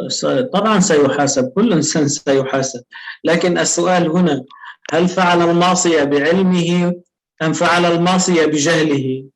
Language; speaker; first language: Arabic; native; Arabic